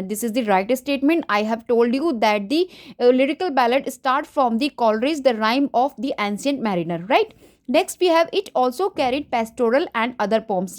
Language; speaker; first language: English; non-native, local second language; Hindi